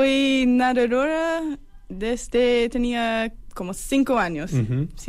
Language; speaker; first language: Spanish; non-native, fluent; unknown